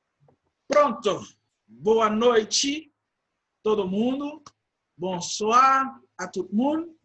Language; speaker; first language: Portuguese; non-native, fluent; Haitian Creole